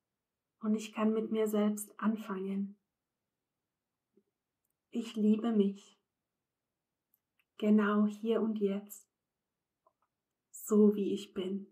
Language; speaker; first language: German; non-native, fluent; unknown